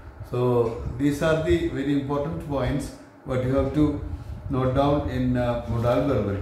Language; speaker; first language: English; non-native, local second language; Malayalam